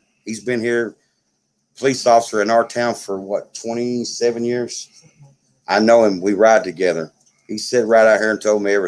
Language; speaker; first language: English; native; English